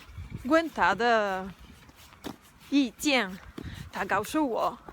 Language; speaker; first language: Chinese; non-native, learner; Spanish